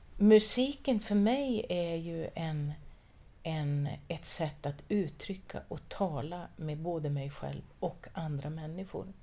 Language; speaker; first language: Swedish; native; Swedish